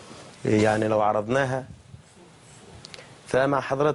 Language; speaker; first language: Arabic; native; Arabic